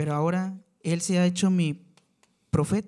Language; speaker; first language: Spanish; non-native, learner; Korean